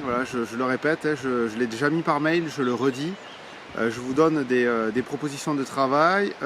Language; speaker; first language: French; native; French